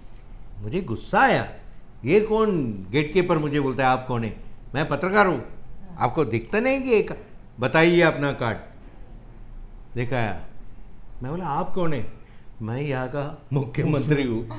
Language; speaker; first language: Hindi; non-native, local second language; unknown